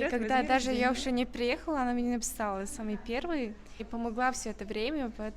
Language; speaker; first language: Russian; non-native, learner; Mongolian